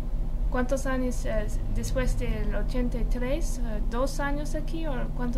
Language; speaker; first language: Spanish; non-native, fluent; English